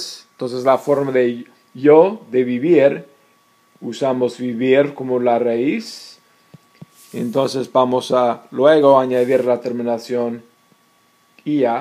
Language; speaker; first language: Spanish; non-native, fluent; English